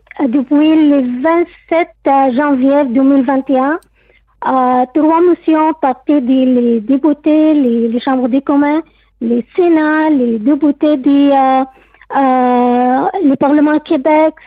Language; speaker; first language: French; non-native, learner; Arabic